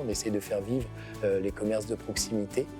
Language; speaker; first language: French; native; French